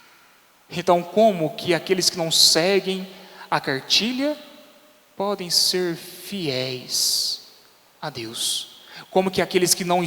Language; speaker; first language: Portuguese; native; Portuguese